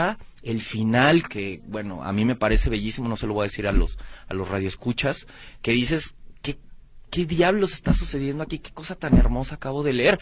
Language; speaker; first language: Spanish; native; Spanish